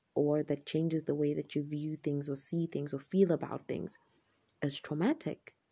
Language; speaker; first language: English; non-native, local second language; Shona